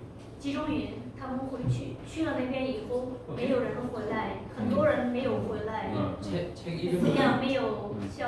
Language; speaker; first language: Chinese; non-native, local second language; Uyghur